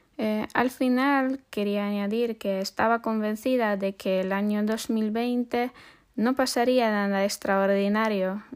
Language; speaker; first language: Spanish; non-native, fluent; Polish